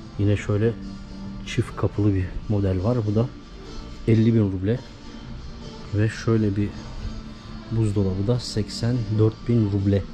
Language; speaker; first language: Turkish; native; Turkish